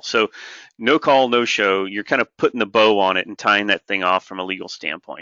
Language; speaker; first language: English; native; English